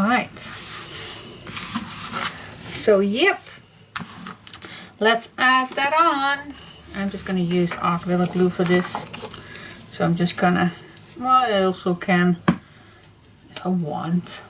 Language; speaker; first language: English; non-native, fluent; Dutch